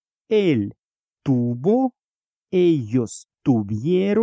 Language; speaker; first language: Spanish; non-native, fluent; Russian